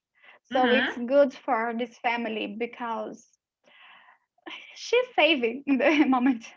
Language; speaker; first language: English; non-native, learner; Portuguese